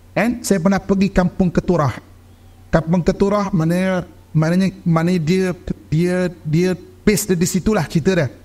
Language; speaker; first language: Malay; native; Malay